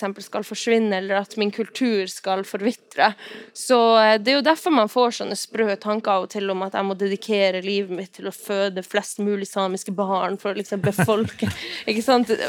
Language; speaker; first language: Norwegian; non-native, local second language; Northern Sami